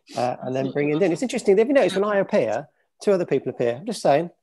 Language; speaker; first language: English; native; English